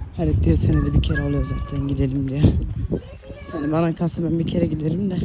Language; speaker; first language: Turkish; early bilingual, heritage; Turkish